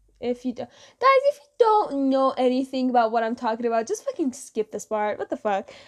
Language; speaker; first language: English; non-native, fluent; Persian